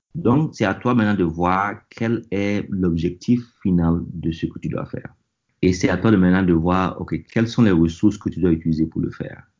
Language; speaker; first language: French; non-native, local second language; Mossi